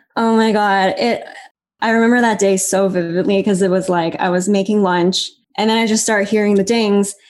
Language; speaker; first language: English; native; English